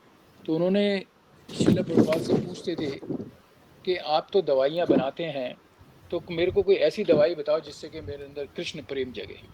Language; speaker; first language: Hindi; native; Hindi